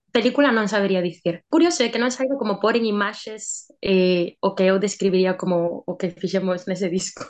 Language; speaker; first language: Galician; non-native, local second language; Spanish